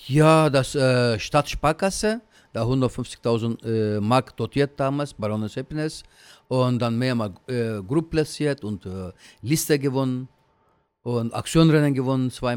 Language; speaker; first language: German; non-native, learner; Turkish